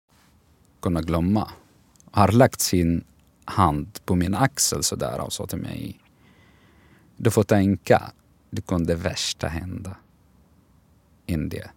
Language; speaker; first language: Swedish; non-native, learner; Arabic